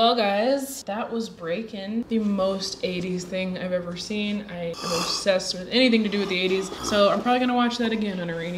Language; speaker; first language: English; native; English